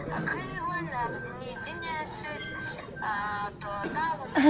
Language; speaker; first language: Chinese; non-native, fluent; Mongolian